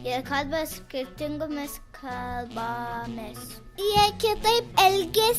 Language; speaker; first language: Lithuanian; early bilingual, heritage; Lithuanian